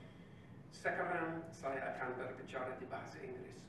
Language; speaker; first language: Indonesian; non-native, learner; English